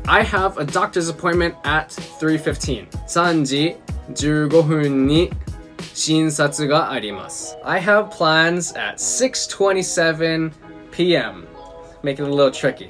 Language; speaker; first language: English; native; English